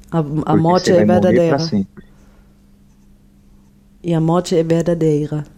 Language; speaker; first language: Portuguese; non-native, fluent; German